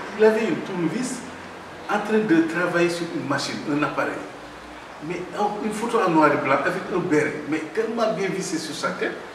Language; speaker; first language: French; non-native, local second language; Wolof